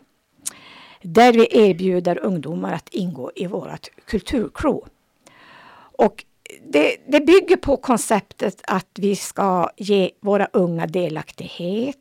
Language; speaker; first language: Swedish; native; Swedish